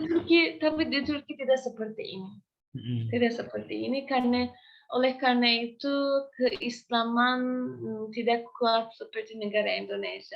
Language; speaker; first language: Indonesian; non-native, learner; Turkish